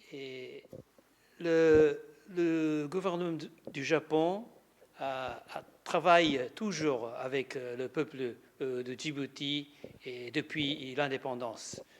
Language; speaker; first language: French; non-native, learner; Japanese